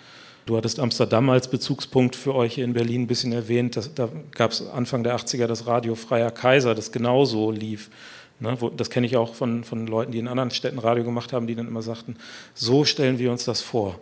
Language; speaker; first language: German; native; German